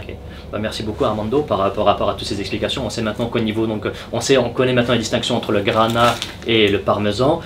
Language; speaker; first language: French; native; French